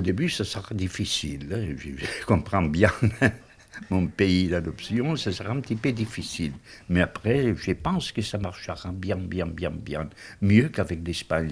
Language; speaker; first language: French; non-native, fluent; Catalan